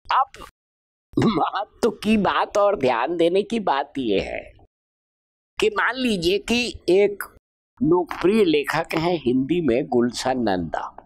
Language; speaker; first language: Hindi; native; Hindi